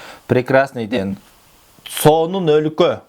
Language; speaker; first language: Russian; non-native, local second language; Kyrgyz